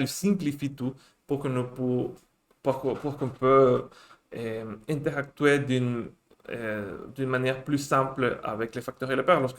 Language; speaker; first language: French; non-native, fluent; Spanish